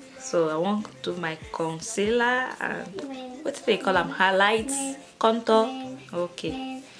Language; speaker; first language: Nigerian Pidgin; non-native, local second language; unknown